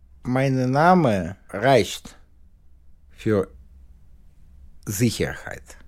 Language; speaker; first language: German; non-native, learner; Russian